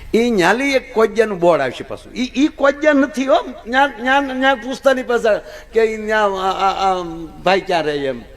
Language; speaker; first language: Gujarati; native; Gujarati